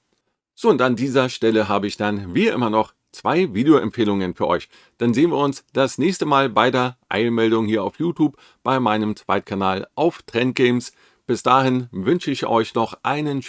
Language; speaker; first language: German; native; German